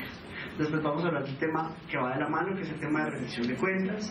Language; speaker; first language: Spanish; native; Spanish